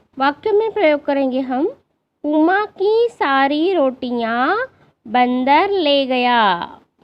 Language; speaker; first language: Hindi; non-native, local second language; Marathi